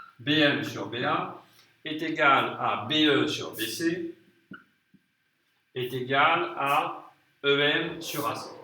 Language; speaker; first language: French; native; French